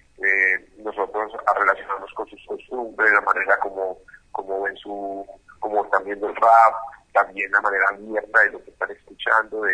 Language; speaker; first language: Spanish; native; Spanish